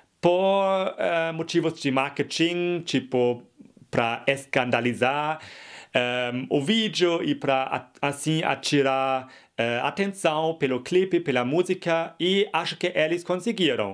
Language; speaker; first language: Portuguese; non-native, fluent; German